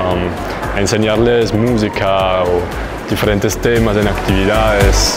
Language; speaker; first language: Spanish; non-native, fluent; German